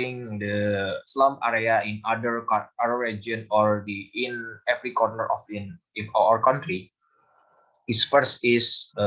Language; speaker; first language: English; non-native, learner; Indonesian